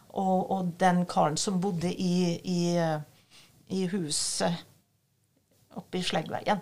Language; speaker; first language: Norwegian; non-native, fluent; French